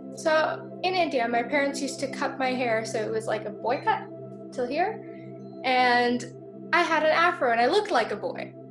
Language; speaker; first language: English; native; English